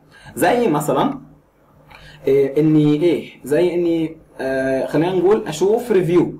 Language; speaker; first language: Arabic; native; Arabic